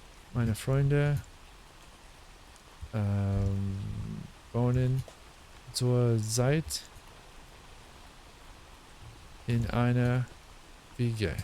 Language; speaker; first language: German; non-native, learner; English